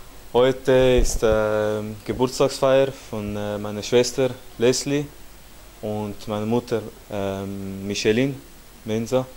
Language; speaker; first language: German; early bilingual, other home language; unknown